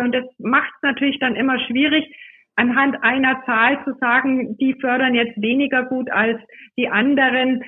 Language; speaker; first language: German; native; German